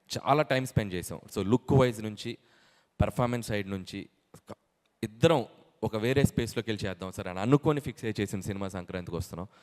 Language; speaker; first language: Telugu; native; Telugu